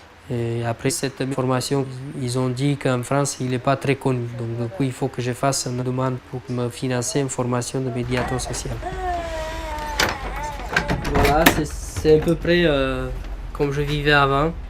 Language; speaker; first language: French; non-native, fluent; Romanian